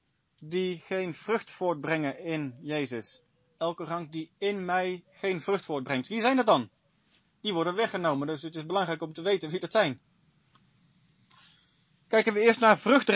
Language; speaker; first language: Dutch; native; Dutch